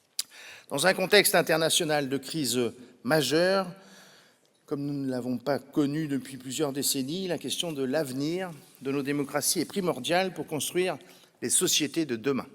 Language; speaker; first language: French; native; French